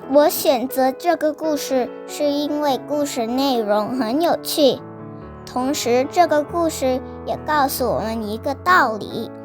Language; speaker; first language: Chinese; non-native, learner; Vietnamese